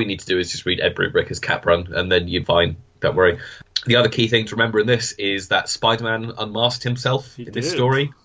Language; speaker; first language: English; native; English